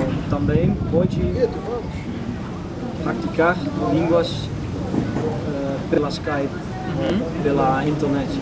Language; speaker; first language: Portuguese; non-native, learner; Dutch